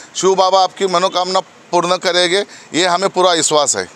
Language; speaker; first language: Hindi; non-native, local second language; Marathi